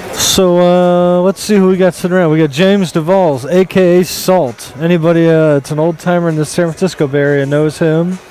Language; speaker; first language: English; native; English